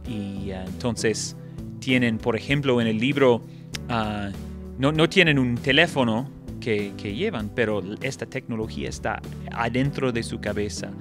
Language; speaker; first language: Spanish; non-native, fluent; English